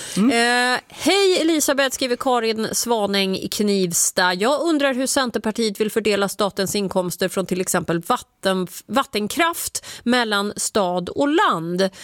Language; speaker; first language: Swedish; native; Swedish